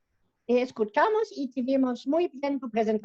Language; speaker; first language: Spanish; non-native, fluent; German